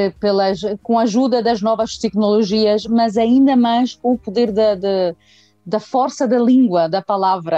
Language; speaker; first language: Portuguese; early bilingual, heritage; Portuguese